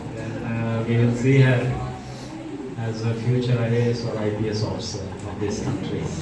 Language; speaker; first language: English; non-native, local second language; Telugu